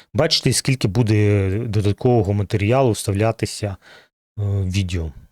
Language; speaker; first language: Ukrainian; non-native, local second language; Russian